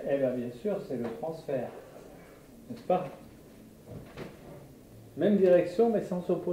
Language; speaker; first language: French; native; French